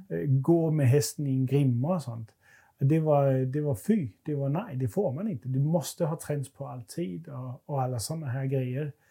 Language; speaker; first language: Swedish; non-native, fluent; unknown